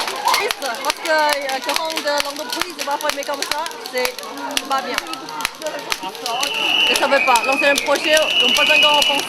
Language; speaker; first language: French; non-native, learner; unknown